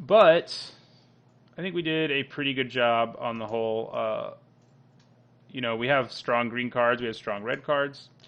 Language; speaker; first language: English; native; English